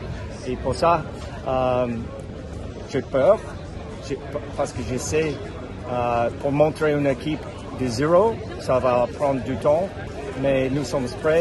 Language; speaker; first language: French; non-native, fluent; English